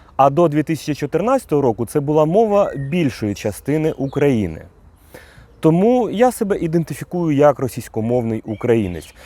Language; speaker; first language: Ukrainian; native; Ukrainian